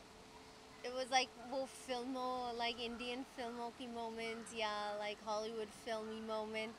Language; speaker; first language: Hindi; early bilingual, heritage; English